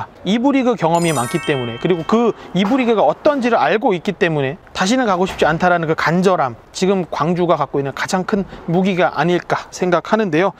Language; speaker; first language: Korean; native; Korean